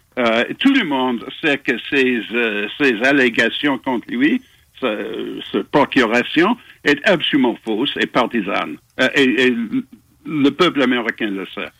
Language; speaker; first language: French; non-native, local second language; English